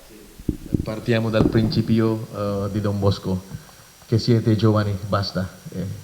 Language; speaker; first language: Italian; non-native, fluent; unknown